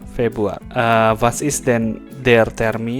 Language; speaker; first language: German; non-native, fluent; Indonesian